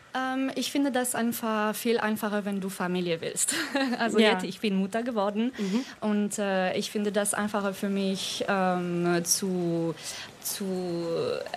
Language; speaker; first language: German; non-native, fluent; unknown